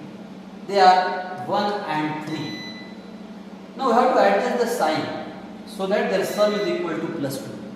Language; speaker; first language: English; non-native, local second language; Marathi